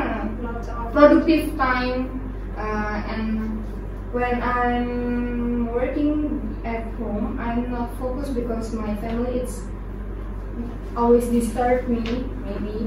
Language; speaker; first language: English; non-native, learner; Indonesian